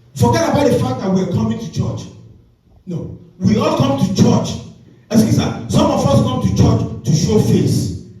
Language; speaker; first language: English; non-native, local second language; Yoruba